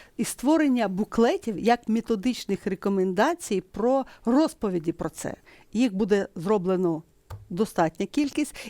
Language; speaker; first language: Ukrainian; native; Ukrainian